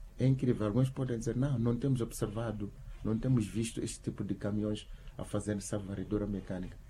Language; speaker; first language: Portuguese; non-native, local second language; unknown